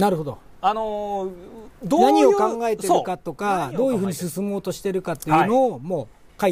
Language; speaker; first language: Japanese; native; Japanese